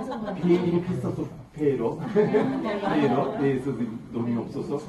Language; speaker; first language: Korean; non-native, learner; Turkish